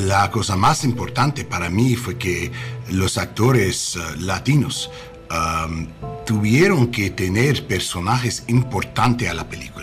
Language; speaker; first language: Spanish; non-native, learner; English